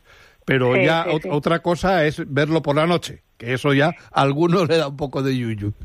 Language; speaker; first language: Spanish; native; Spanish